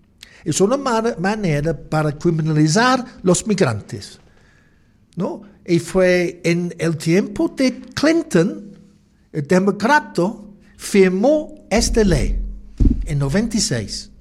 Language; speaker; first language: Spanish; non-native, learner; English